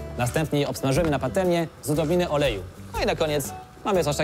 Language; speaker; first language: Polish; non-native, fluent; French